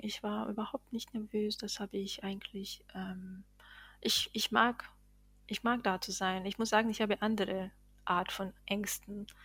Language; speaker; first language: German; non-native, fluent; Bosnian